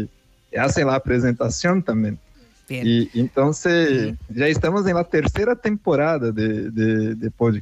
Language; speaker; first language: Spanish; non-native, fluent; Portuguese